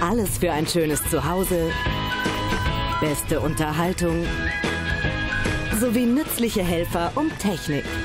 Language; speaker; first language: German; native; German